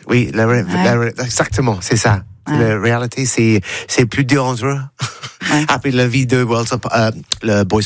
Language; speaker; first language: French; non-native, learner; English